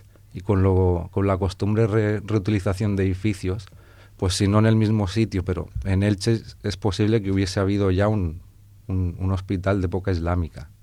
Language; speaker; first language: Spanish; native; Spanish